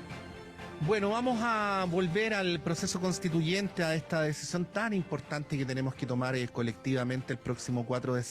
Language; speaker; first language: Spanish; native; Spanish